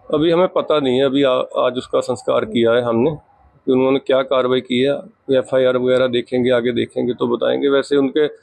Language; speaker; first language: Hindi; non-native, local second language; Punjabi